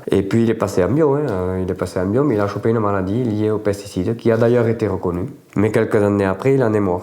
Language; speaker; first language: French; native; French